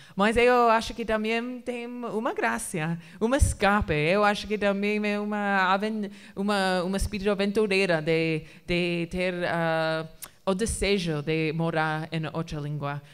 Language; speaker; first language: Portuguese; non-native, fluent; English